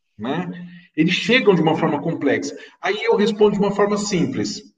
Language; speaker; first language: Portuguese; native; Portuguese